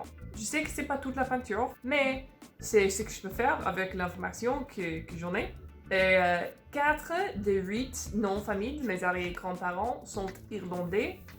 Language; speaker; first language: French; non-native, fluent; English